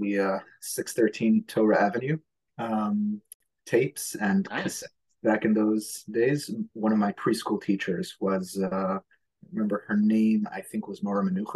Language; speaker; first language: English; early bilingual, other home language; Hebrew